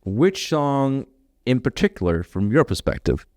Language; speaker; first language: English; non-native, fluent; Danish